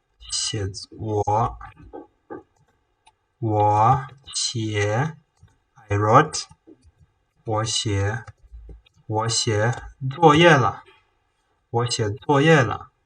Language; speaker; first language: Chinese; non-native, fluent; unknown